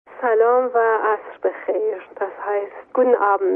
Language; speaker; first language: German; non-native, fluent; Persian